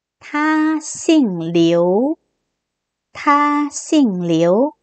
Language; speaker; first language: Chinese; non-native, fluent; Korean